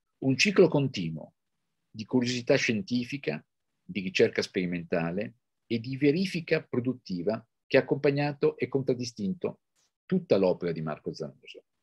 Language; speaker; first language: Italian; native; Italian